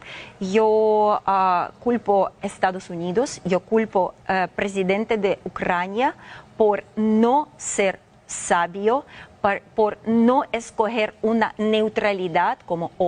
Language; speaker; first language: Spanish; non-native, fluent; Ukrainian